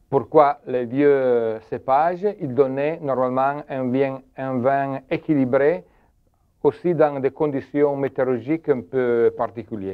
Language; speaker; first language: French; non-native, learner; Italian